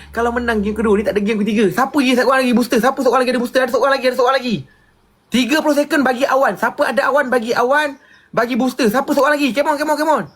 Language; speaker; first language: Malay; native; Malay